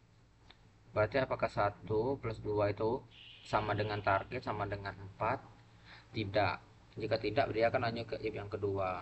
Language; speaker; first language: Indonesian; native; Indonesian